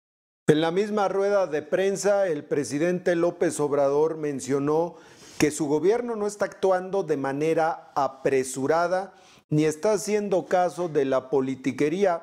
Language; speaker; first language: Spanish; native; Spanish